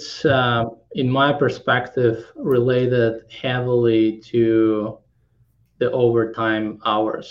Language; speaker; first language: English; non-native, fluent; Kazakh